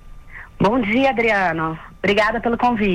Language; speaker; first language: Portuguese; native; Portuguese